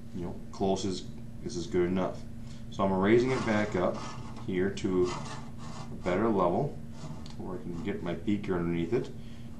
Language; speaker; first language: English; native; English